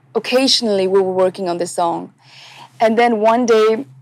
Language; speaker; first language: English; non-native, fluent; Tamil